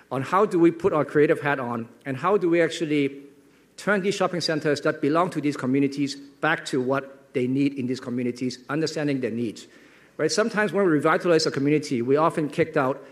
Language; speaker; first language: English; non-native, local second language; Cantonese